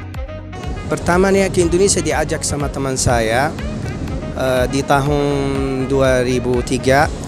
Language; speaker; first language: Indonesian; non-native, fluent; Arabic